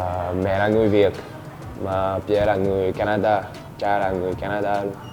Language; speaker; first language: Vietnamese; early bilingual, heritage; Vietnamese